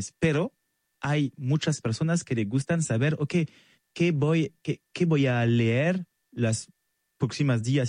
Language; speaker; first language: Spanish; non-native, fluent; French